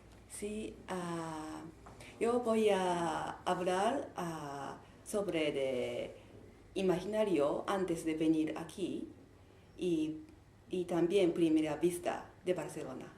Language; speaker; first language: Spanish; non-native, learner; Japanese